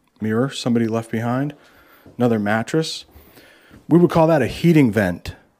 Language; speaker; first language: English; native; English